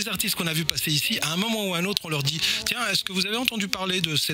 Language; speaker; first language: French; native; French